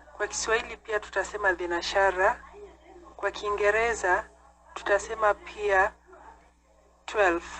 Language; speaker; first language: Swahili; non-native, local second language; Kikuyu